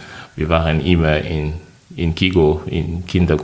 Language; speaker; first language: German; non-native, fluent; French